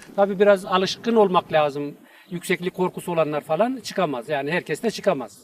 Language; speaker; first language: Turkish; native; Turkish